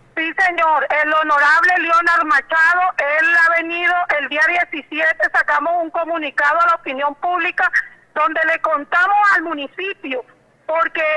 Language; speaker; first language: Spanish; native; Spanish